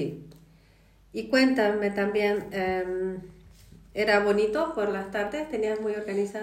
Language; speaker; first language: Spanish; non-native, fluent; Polish